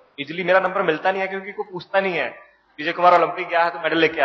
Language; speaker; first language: Hindi; native; Hindi